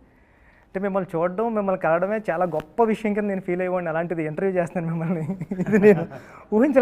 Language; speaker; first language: Telugu; native; Telugu